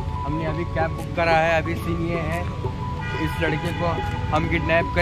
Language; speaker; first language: Hindi; native; Hindi